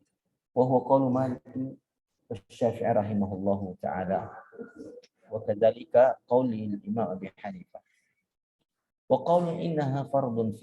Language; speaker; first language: Arabic; non-native, fluent; Indonesian